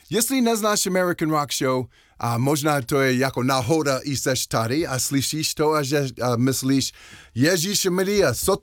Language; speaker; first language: Czech; non-native, learner; English